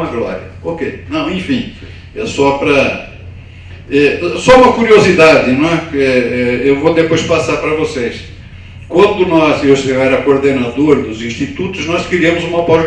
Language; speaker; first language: Portuguese; native; Portuguese